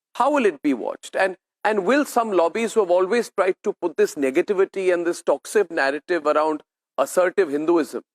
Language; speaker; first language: English; non-native, local second language; Hindi